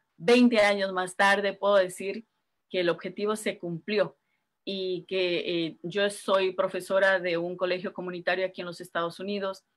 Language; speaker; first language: Spanish; native; Spanish